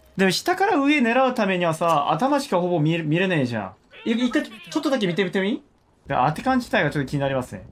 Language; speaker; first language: Japanese; non-native, fluent; Korean